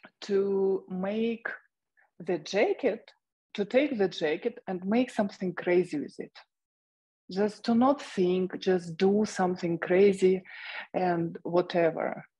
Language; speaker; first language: English; non-native, fluent; Russian